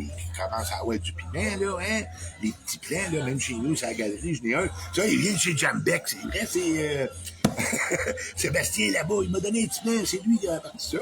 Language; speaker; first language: French; native; French